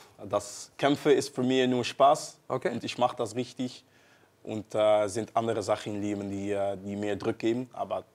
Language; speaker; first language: German; non-native, learner; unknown